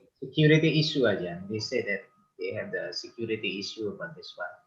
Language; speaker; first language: English; non-native, local second language; Indonesian